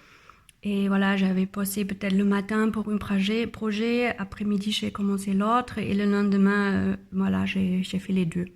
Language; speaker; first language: French; non-native, learner; German